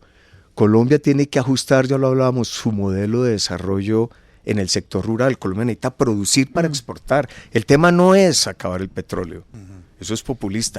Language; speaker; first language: Spanish; native; Spanish